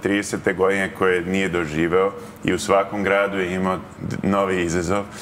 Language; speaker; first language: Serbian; early bilingual, heritage; Serbian